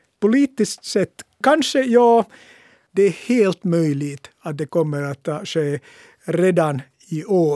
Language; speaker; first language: Swedish; non-native, local second language; Finnish